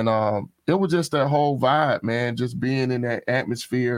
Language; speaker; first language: English; native; English